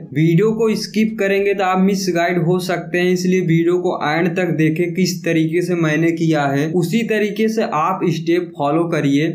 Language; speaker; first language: Hindi; native; Hindi